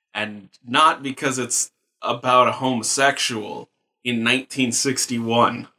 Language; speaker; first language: English; native; English